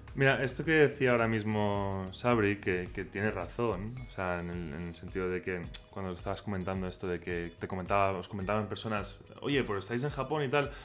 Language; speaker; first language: Spanish; non-native, local second language; Catalan